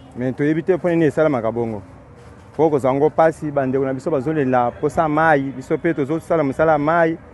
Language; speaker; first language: Lingala; non-native, local second language; Luba-Lulua